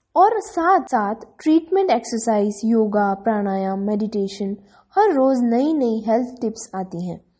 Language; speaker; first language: Hindi; non-native, local second language; Gujarati